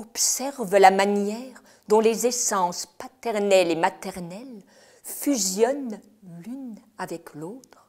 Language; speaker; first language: French; native; French